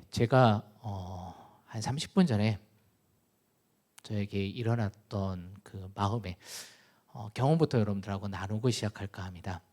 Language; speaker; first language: Korean; native; Korean